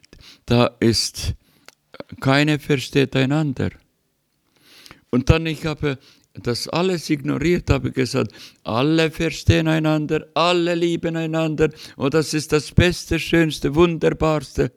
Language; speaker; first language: German; non-native, learner; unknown